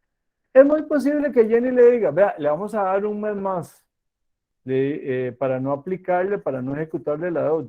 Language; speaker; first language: Spanish; native; Spanish